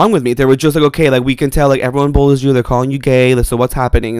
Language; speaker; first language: English; non-native, fluent; Spanish